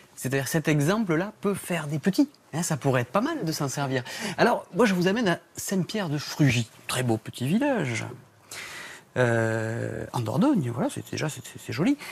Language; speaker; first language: French; native; French